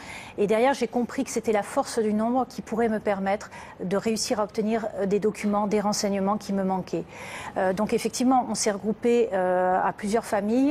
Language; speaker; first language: French; native; French